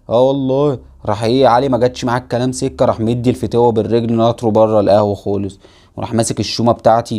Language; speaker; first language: Arabic; native; Arabic